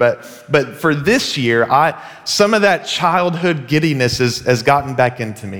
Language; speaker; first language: English; native; English